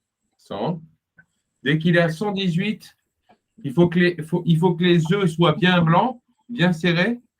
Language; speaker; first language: French; native; French